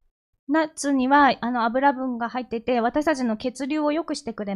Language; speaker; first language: Japanese; non-native, fluent; Korean